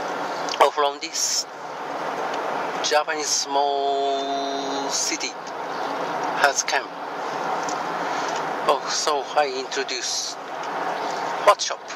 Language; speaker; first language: English; non-native, learner; Japanese